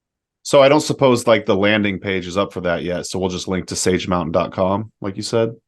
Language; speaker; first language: English; native; English